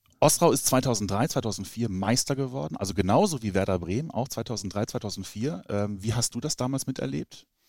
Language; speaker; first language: German; native; German